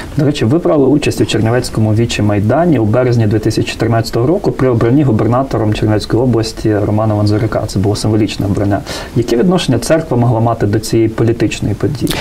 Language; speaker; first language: Ukrainian; native; Ukrainian